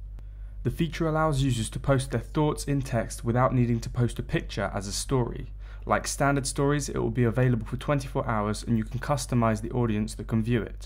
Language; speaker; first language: English; native; English